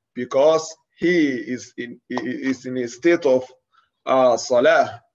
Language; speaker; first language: English; non-native, local second language; Yoruba